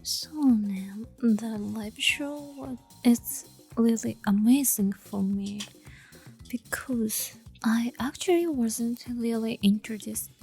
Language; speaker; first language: English; non-native, learner; Japanese